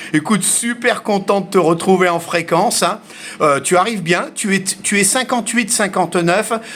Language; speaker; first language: French; early bilingual, heritage; French